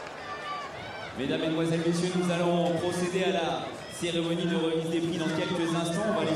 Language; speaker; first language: French; native; French